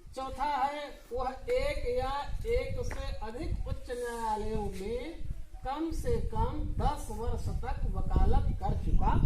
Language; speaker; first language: Hindi; native; Hindi